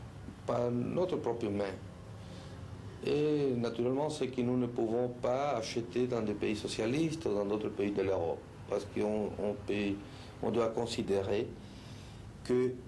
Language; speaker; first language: French; non-native, learner; Spanish